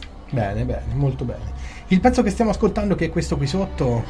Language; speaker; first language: Italian; native; Italian